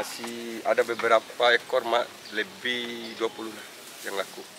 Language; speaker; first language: Indonesian; native; Indonesian